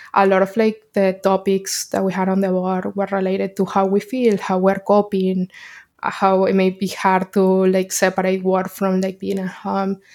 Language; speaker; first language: English; non-native, fluent; Spanish